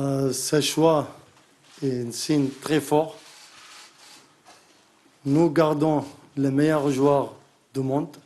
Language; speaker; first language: French; non-native, learner; Arabic